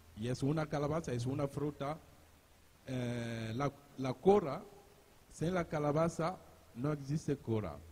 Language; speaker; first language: Spanish; non-native, learner; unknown